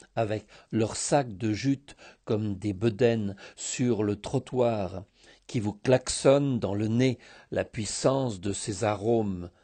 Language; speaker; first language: French; early bilingual, heritage; Greek